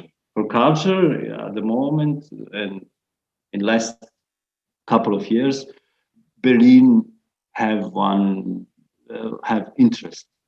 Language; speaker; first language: English; non-native, fluent; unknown